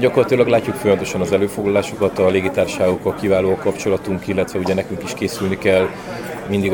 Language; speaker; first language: Hungarian; native; Hungarian